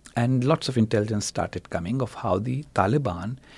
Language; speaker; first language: English; non-native, local second language; Urdu